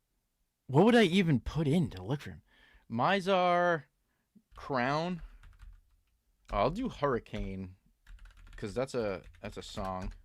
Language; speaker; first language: English; native; English